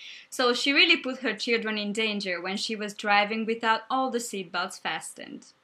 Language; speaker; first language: English; non-native, fluent; Hungarian